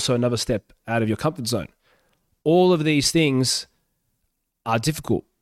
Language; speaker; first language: English; early bilingual, other home language; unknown